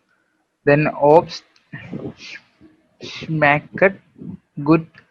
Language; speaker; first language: German; non-native, learner; Malayalam